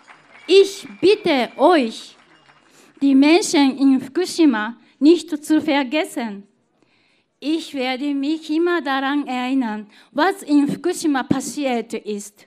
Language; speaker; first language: German; non-native, fluent; Japanese